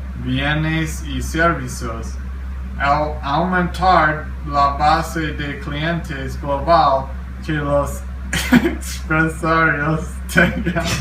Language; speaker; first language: Spanish; non-native, learner; English